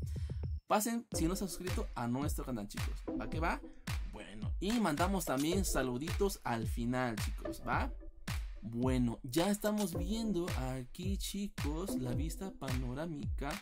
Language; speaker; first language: Spanish; native; Spanish